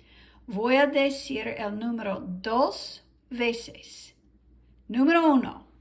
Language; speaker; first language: Spanish; non-native, fluent; English